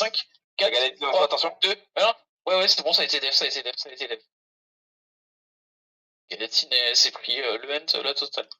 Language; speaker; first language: French; native; French